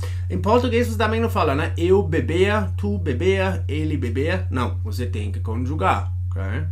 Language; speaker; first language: Portuguese; non-native, fluent; German